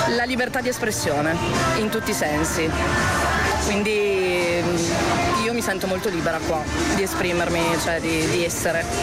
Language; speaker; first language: Italian; non-native, fluent; Portuguese